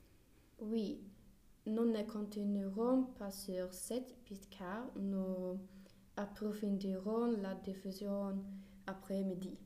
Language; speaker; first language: French; non-native, learner; Swedish